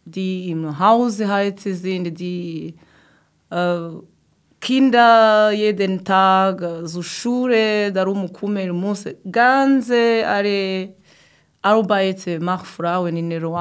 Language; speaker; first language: German; non-native, learner; Kinyarwanda